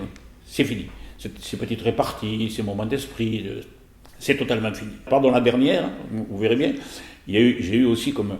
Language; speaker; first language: French; native; French